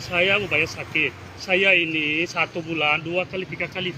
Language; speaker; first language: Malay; non-native, learner; Rohingya